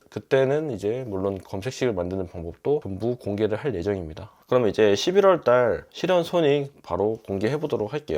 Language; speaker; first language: Korean; native; Korean